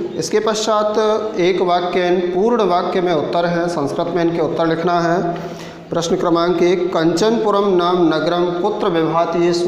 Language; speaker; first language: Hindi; native; Hindi